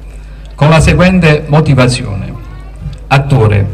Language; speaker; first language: Italian; native; Italian